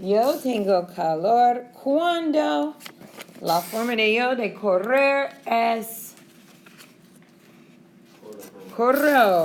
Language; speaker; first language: Spanish; non-native, fluent; English